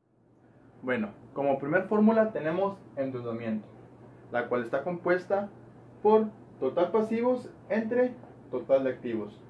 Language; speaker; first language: Spanish; native; Spanish